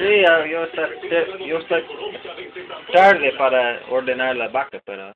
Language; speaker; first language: Spanish; non-native, learner; English